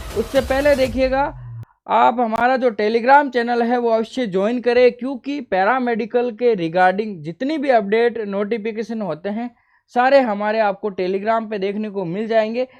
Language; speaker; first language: Hindi; native; Hindi